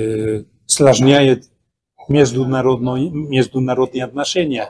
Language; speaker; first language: Russian; non-native, fluent; Spanish